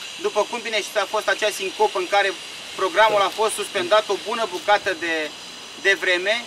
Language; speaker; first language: Romanian; native; Romanian